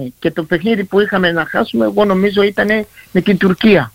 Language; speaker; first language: Greek; early bilingual, heritage; Greek